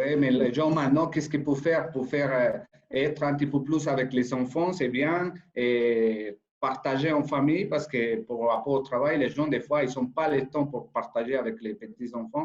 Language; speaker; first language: French; non-native, fluent; Spanish